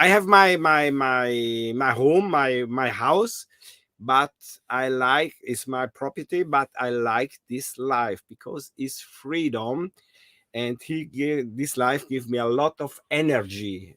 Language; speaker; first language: English; non-native, learner; German